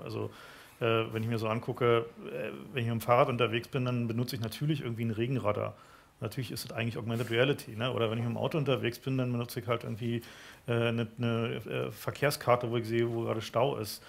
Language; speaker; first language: German; native; German